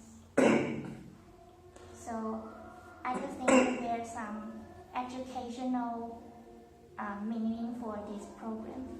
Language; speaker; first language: English; non-native, learner; Chinese